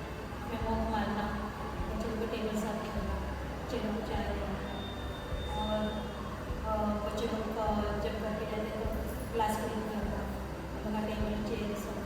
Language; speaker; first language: Hindi; non-native, local second language; Marathi